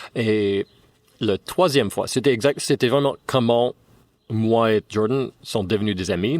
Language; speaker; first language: French; non-native, fluent; English